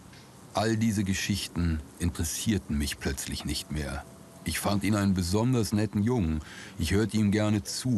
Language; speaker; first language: German; native; German